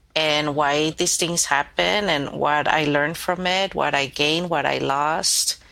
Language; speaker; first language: English; early bilingual, other home language; Spanish